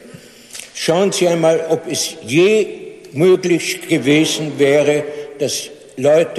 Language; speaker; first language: German; non-native, fluent; English